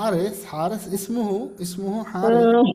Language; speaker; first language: Arabic; non-native, fluent; Indonesian